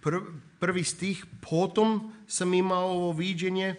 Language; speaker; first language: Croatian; non-native, fluent; English